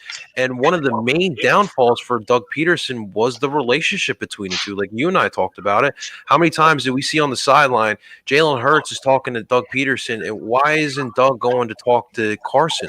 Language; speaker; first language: English; native; English